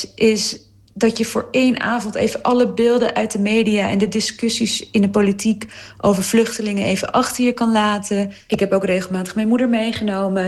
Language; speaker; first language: Dutch; early bilingual, other home language; Arabic